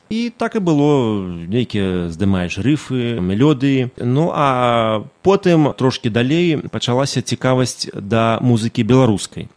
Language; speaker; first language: Belarusian; non-native, local second language; Russian